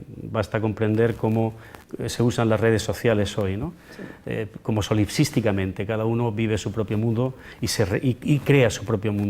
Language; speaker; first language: Spanish; native; Spanish